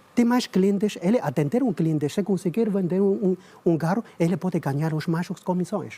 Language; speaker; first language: Portuguese; non-native, learner; Chinese